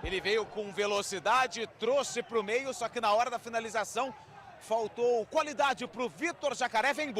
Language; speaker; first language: Portuguese; native; Portuguese